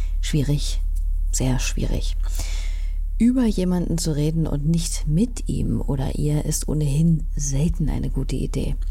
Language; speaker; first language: German; native; German